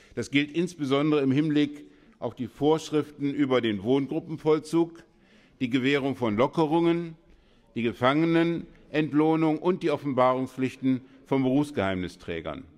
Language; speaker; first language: German; native; German